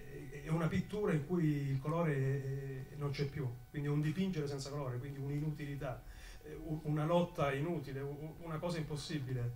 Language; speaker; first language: Italian; native; Italian